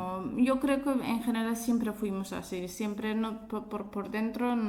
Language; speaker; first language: Spanish; non-native, fluent; Azerbaijani